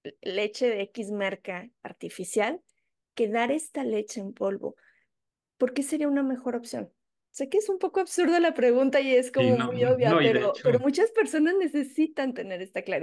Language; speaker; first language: Spanish; native; Spanish